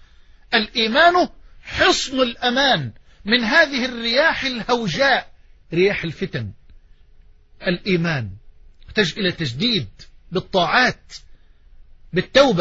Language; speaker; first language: Arabic; native; Arabic